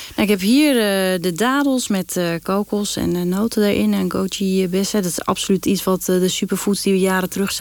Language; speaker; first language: Dutch; native; Dutch